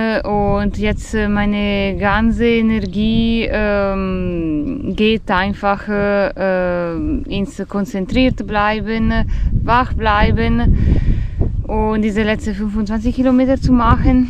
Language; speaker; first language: German; non-native, fluent; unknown